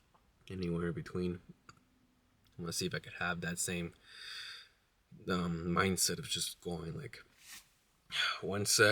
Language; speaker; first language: English; native; English